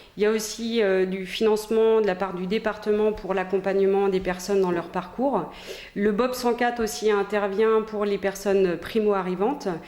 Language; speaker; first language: French; native; French